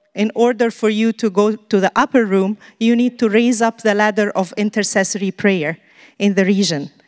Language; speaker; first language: English; non-native, fluent; Arabic